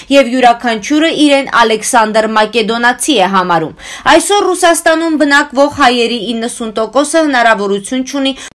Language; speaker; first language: Armenian; native; Armenian